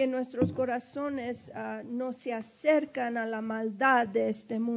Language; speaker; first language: Spanish; early bilingual, heritage; English